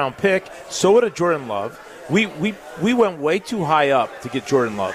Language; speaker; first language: English; native; English